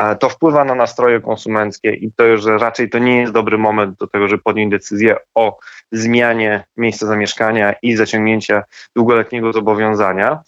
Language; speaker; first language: Polish; native; Polish